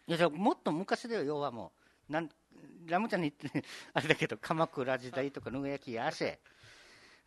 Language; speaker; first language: Japanese; native; Japanese